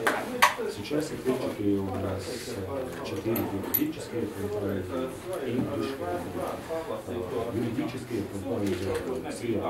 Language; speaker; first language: Russian; non-native, local second language; Latvian